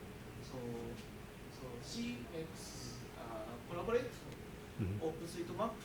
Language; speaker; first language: English; non-native, learner; Japanese